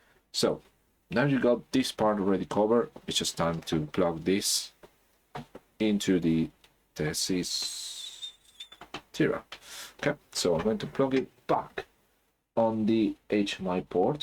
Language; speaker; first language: English; non-native, fluent; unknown